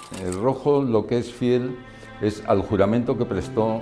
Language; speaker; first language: Spanish; native; Spanish